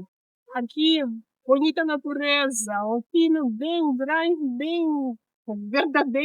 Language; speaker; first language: Portuguese; non-native, learner; Russian